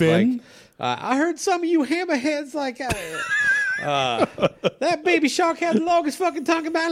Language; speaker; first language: English; native; English